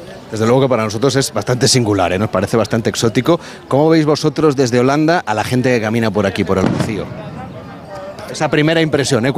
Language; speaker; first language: Spanish; native; Spanish